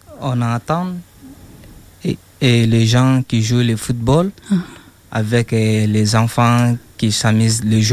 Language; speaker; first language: French; non-native, learner; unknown